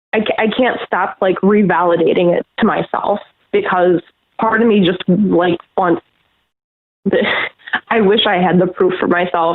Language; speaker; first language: English; native; English